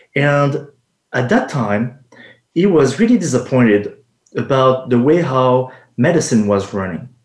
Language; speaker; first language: English; non-native, fluent; French